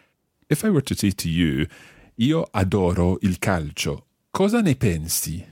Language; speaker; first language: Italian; non-native, fluent; English